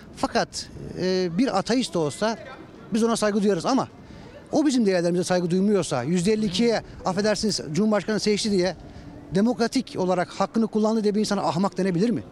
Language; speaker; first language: Turkish; native; Turkish